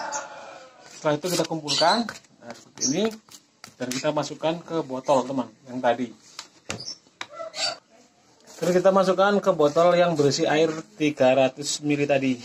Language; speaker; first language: Indonesian; native; Indonesian